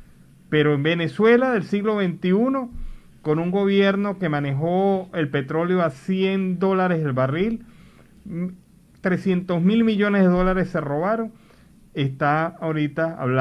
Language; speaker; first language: Spanish; native; Spanish